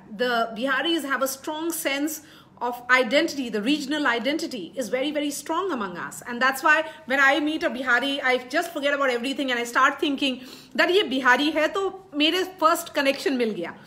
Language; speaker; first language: English; non-native, local second language; Hindi